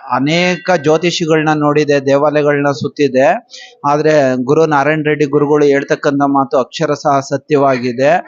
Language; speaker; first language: Kannada; native; Kannada